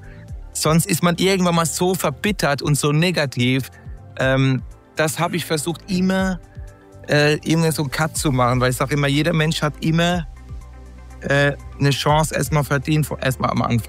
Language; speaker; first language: German; native; German